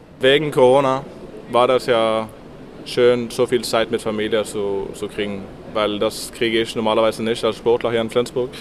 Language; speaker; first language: German; non-native, fluent; Norwegian